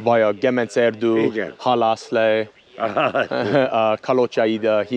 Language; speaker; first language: Hungarian; non-native, learner; English